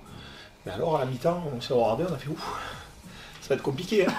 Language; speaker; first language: French; native; French